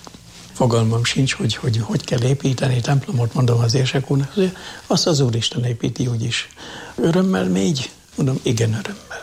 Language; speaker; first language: Hungarian; native; Hungarian